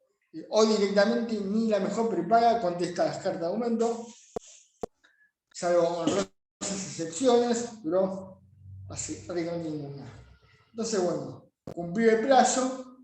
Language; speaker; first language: Spanish; native; Spanish